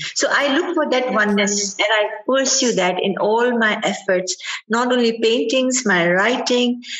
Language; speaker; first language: English; non-native, local second language; Sindhi